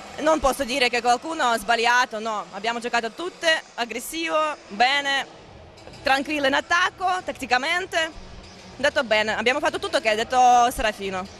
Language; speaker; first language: Italian; non-native, fluent; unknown